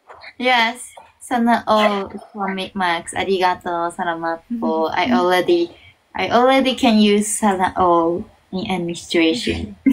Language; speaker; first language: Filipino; non-native, learner; Japanese